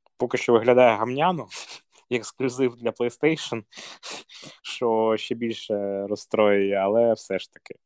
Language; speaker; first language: Ukrainian; native; Ukrainian